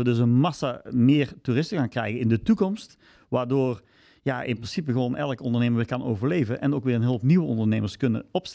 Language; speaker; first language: Dutch; native; Dutch